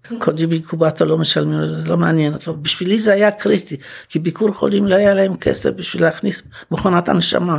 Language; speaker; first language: Hebrew; non-native, fluent; Polish